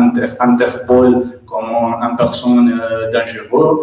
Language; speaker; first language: French; non-native, learner; Catalan